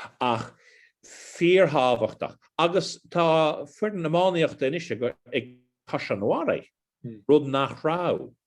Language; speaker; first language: Irish; non-native, local second language; English